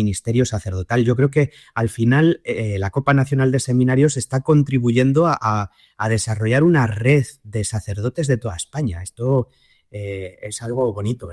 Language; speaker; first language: Spanish; native; Spanish